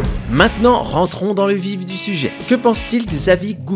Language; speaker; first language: French; native; French